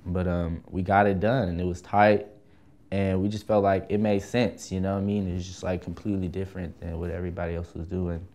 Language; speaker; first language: English; native; English